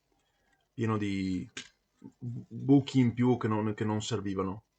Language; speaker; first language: Italian; native; Italian